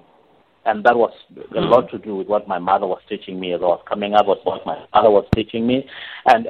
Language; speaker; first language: English; non-native, local second language; Shona